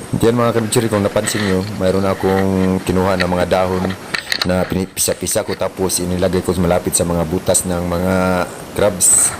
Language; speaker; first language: Filipino; non-native, local second language; Cebuano